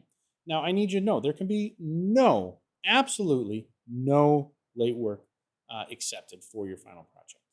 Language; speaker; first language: English; native; English